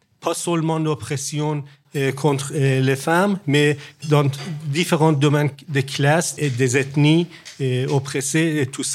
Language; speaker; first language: French; non-native, learner; Persian